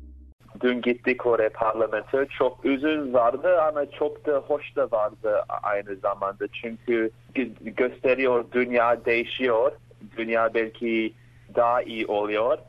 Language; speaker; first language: Turkish; early bilingual, heritage; Turkish